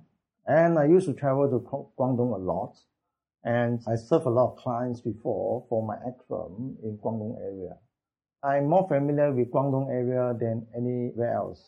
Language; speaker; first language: English; non-native, local second language; Cantonese